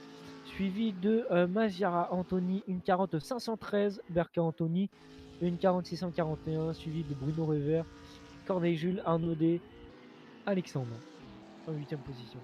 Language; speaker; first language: French; native; French